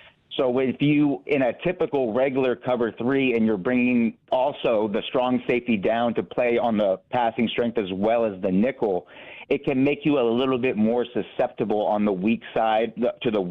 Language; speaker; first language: English; native; English